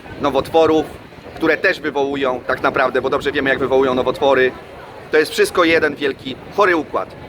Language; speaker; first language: Polish; native; Polish